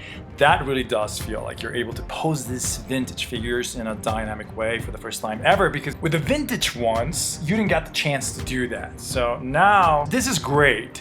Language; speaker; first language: English; non-native, fluent; Spanish